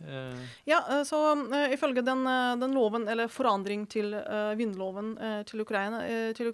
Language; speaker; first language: Norwegian; non-native, fluent; Ukrainian